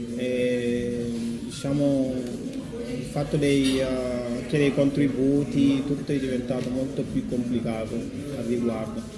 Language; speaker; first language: Italian; non-native, fluent; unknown